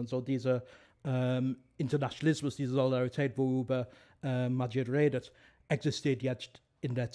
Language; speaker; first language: German; non-native, fluent; English